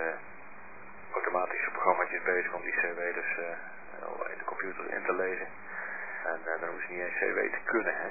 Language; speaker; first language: Dutch; native; Dutch